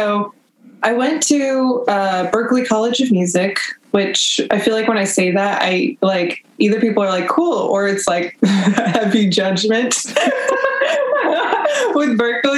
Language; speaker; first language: English; native; English